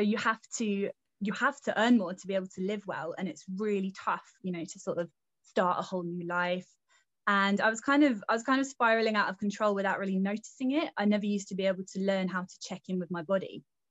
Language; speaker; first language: English; native; English